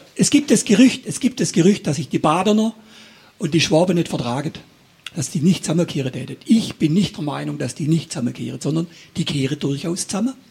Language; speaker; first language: German; native; German